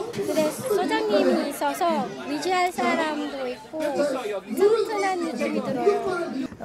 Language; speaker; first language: Korean; non-native, fluent; Filipino